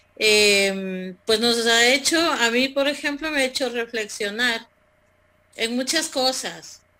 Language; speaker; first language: Spanish; native; Spanish